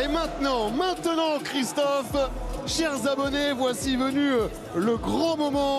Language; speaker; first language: French; native; French